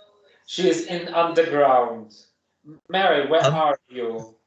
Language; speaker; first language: English; non-native, fluent; German